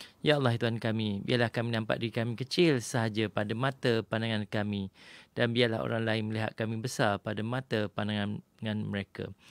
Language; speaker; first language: Malay; native; Malay